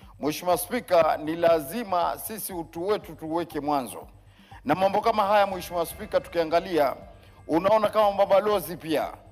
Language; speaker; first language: Swahili; native; Swahili